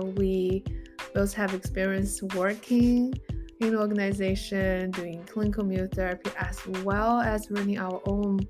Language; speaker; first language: English; non-native, fluent; Chinese